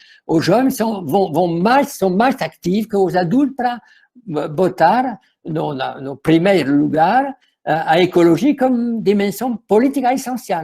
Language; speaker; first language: Portuguese; non-native, fluent; French